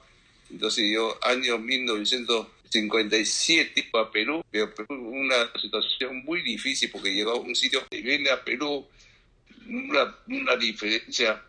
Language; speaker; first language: Spanish; non-native, learner; Chinese